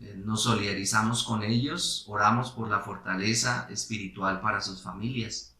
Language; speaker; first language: Spanish; native; Spanish